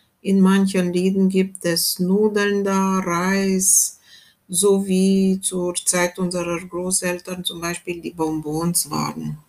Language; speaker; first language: German; non-native, fluent; Romanian